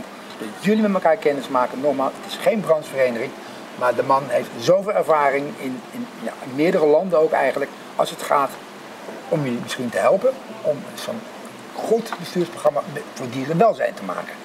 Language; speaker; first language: Dutch; native; Dutch